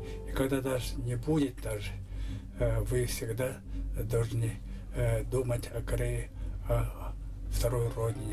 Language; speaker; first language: Russian; non-native, local second language; Korean